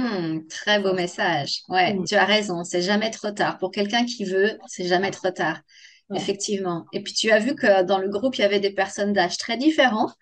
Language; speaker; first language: French; native; French